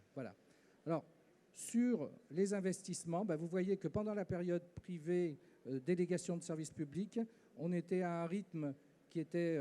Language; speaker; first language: French; native; French